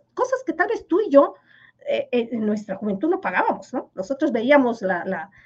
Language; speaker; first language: Spanish; non-native, local second language; Yucateco